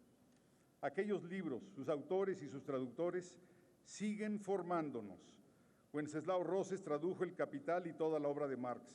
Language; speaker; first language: Spanish; native; Spanish